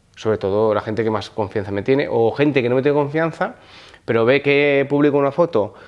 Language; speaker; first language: Spanish; non-native, local second language; Occitan